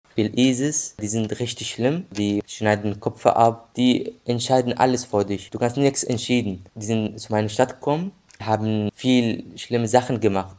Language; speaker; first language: German; non-native, learner; Arabic